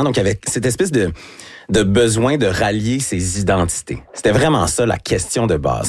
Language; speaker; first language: French; native; French